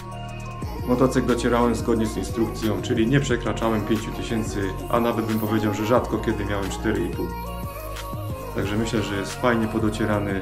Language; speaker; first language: Polish; native; Polish